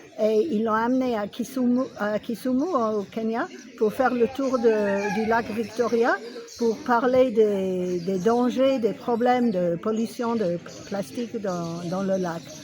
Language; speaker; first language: French; non-native, fluent; English